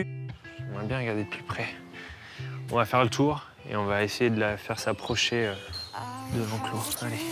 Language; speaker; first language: French; native; French